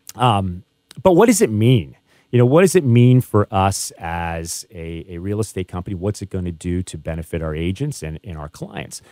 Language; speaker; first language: English; native; English